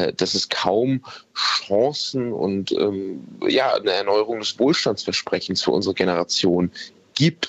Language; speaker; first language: German; native; German